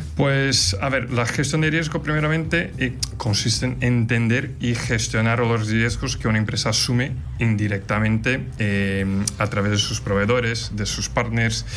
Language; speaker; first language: Spanish; non-native, fluent; Portuguese